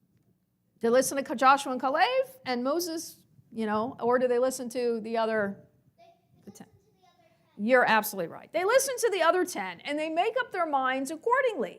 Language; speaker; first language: English; native; English